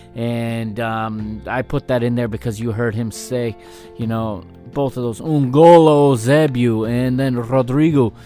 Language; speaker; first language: English; native; English